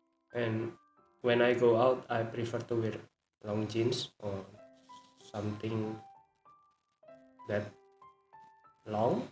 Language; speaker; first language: English; non-native, learner; Indonesian